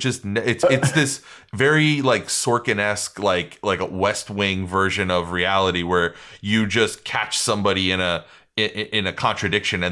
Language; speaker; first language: English; native; English